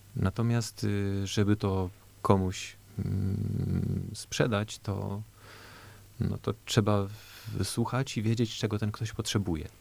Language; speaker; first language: Polish; early bilingual, heritage; Polish